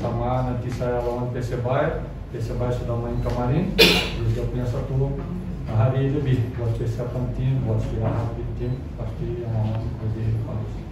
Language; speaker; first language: Indonesian; non-native, learner; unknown